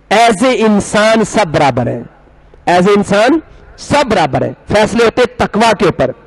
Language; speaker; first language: Urdu; non-native, local second language; Punjabi